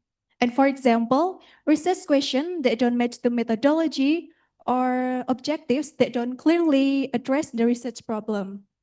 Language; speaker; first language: English; non-native, learner; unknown